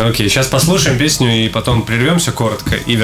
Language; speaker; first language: Russian; native; Russian